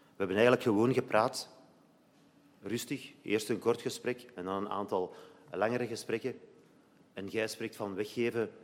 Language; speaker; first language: Dutch; native; Dutch